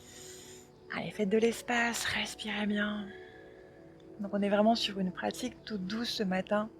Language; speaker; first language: French; native; French